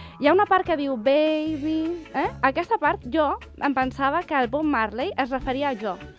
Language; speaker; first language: Catalan; non-native, fluent; Italian